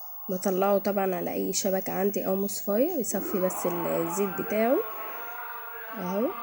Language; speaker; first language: Arabic; native; Arabic